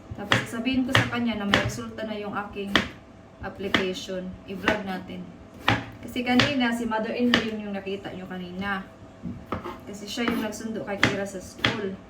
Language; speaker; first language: Filipino; non-native, local second language; Cebuano